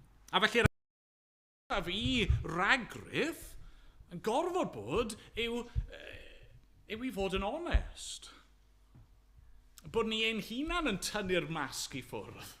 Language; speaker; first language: Welsh; native; Welsh